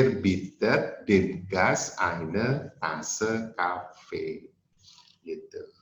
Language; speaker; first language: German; non-native, fluent; Indonesian